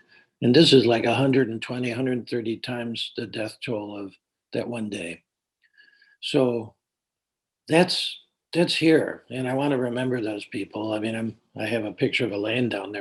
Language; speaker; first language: English; native; English